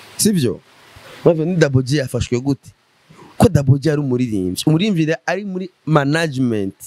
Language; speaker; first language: Rundi; native; Rundi